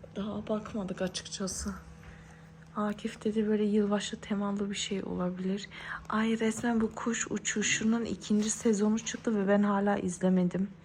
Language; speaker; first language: Turkish; early bilingual, heritage; Turkish